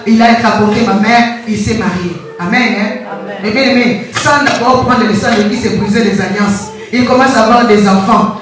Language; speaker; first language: French; non-native, local second language; Lingala